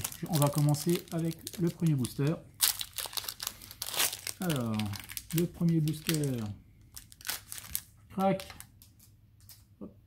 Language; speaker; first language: French; native; French